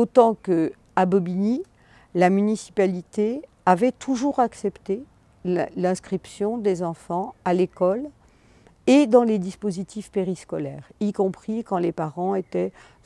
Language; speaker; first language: French; native; French